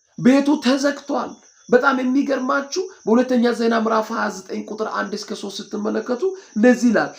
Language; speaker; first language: Amharic; non-native, local second language; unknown